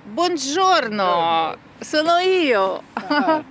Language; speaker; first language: Italian; non-native, learner; Ukrainian